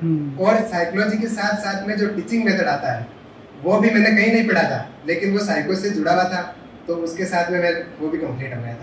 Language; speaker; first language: Hindi; non-native, local second language; Marwari